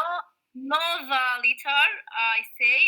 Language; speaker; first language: English; non-native, learner; Arabic